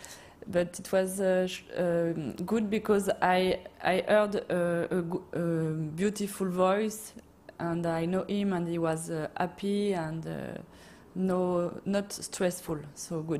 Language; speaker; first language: English; non-native, learner; French